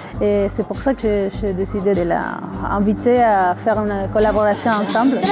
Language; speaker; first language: French; non-native, learner; Spanish